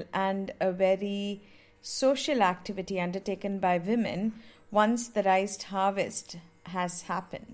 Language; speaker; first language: English; non-native, local second language; Tamil